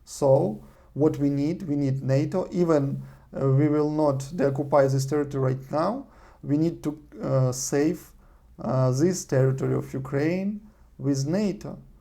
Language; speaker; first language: English; non-native, learner; Russian